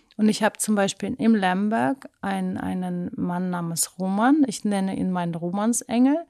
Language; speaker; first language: German; non-native, fluent; Ukrainian